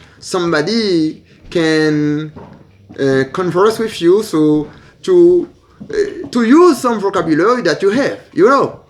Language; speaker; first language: English; non-native, learner; Haitian Creole